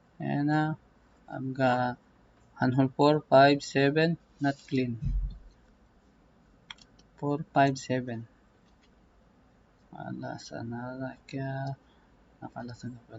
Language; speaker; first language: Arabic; non-native, learner; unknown